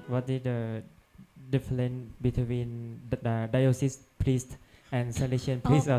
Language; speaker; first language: English; non-native, learner; Thai